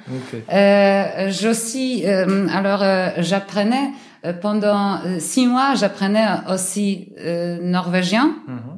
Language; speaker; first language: French; non-native, learner; Polish